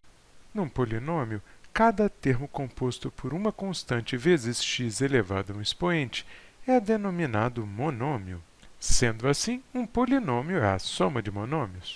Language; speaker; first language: Portuguese; native; Portuguese